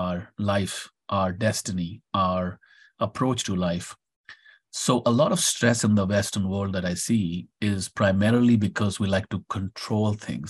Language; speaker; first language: English; non-native, local second language; Punjabi